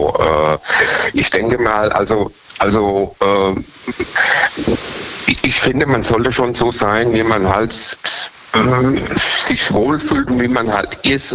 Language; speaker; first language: German; native; German